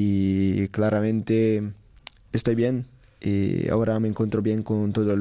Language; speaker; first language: Spanish; non-native, learner; Italian